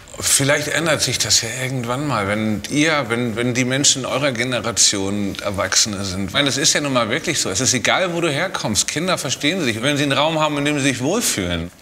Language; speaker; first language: German; native; German